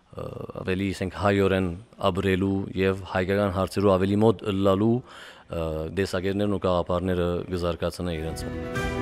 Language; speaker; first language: Armenian; early bilingual, heritage; Armenian